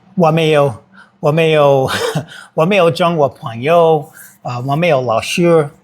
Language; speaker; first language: Chinese; non-native, learner; English